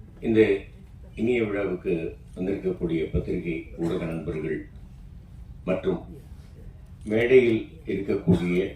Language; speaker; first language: Tamil; native; Tamil